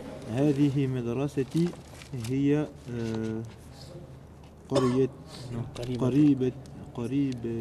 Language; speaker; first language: Arabic; non-native, learner; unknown